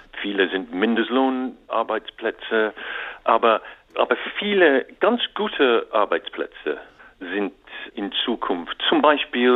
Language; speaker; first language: German; non-native, learner; English